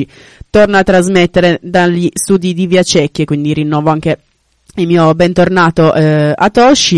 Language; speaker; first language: Italian; native; Italian